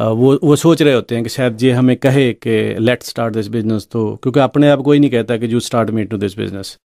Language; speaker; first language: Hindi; non-native, local second language; Punjabi